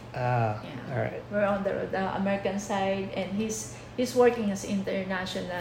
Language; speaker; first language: English; non-native, local second language; Filipino